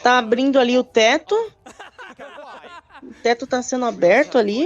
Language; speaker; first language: Portuguese; native; Portuguese